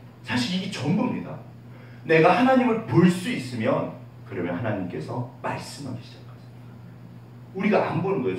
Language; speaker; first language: Korean; native; Korean